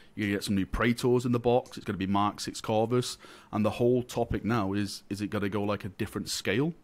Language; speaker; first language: English; native; English